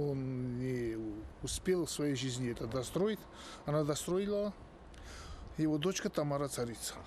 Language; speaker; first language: Russian; non-native, learner; Georgian